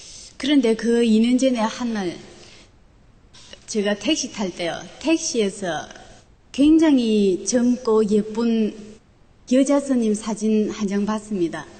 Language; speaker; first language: Korean; non-native, local second language; Chinese